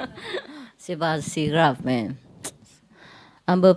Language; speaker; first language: French; non-native, learner; Vietnamese